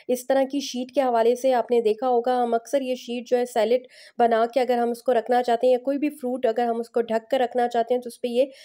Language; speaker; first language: Urdu; native; Urdu